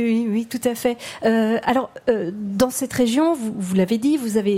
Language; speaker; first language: French; native; French